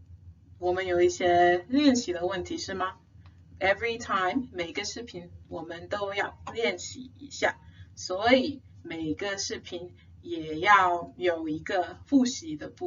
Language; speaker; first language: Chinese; non-native, fluent; English